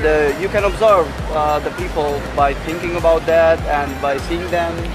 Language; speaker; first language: English; non-native, learner; Urdu